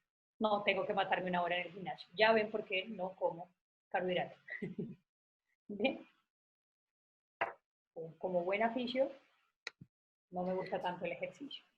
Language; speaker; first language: Spanish; native; Spanish